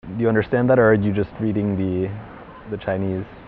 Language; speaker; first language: English; native; English